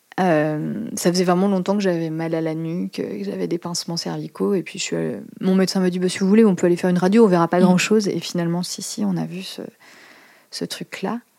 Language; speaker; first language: French; native; French